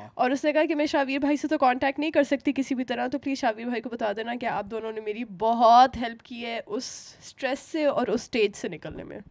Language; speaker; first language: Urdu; native; Urdu